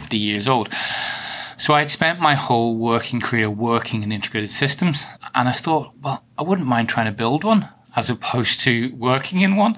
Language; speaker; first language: English; native; English